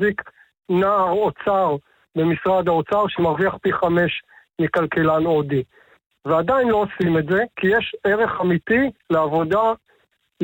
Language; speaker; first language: Hebrew; native; Hebrew